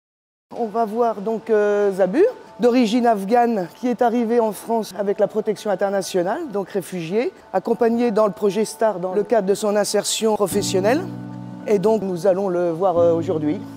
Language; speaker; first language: French; native; French